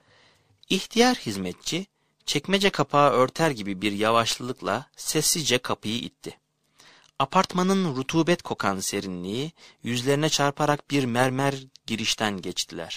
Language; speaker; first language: Turkish; native; Turkish